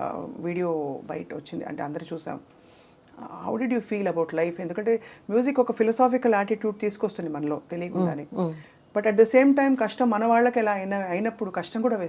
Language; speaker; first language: Telugu; native; Telugu